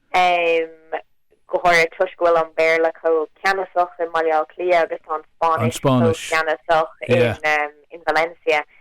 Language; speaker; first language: Irish; non-native, local second language; English